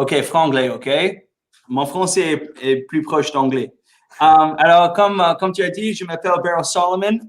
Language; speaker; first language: French; non-native, local second language; English